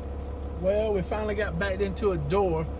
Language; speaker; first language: English; native; English